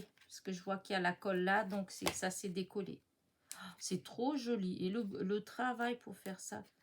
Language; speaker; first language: French; native; French